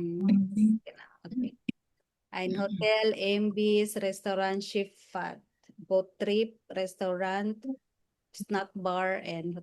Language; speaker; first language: English; non-native, local second language; Filipino